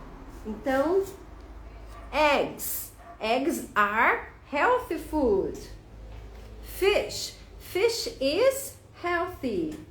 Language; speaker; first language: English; non-native, fluent; Portuguese